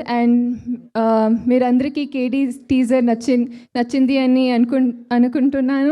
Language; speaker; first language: Telugu; non-native, learner; Kannada